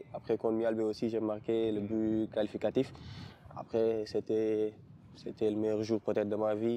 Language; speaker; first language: French; non-native, local second language; Wolof